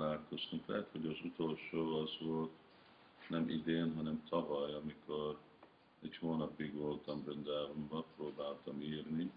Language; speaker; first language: Hungarian; early bilingual, heritage; Hungarian